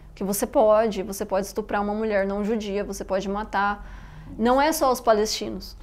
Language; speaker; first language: Portuguese; early bilingual, other home language; Arabic